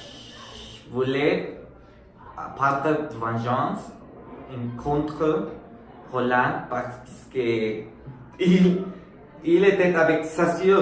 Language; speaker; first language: French; non-native, learner; Spanish